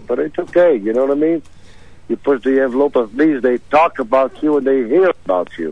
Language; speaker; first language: English; non-native, fluent; French